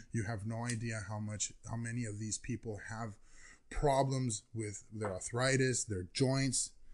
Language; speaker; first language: English; early bilingual, other home language; Spanish